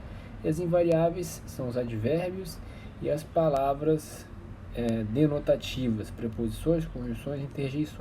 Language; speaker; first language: Portuguese; native; Portuguese